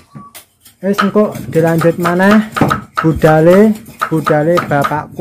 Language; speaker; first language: Indonesian; non-native, local second language; Javanese